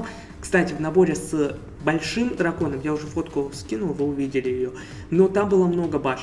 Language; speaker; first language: Russian; native; Russian